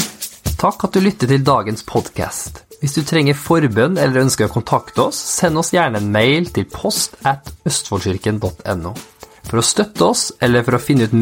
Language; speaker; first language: Norwegian; native; Norwegian